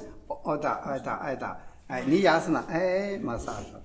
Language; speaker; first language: Russian; non-native, learner; Chinese